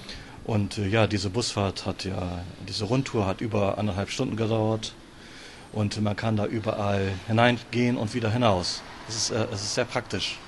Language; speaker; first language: German; native; German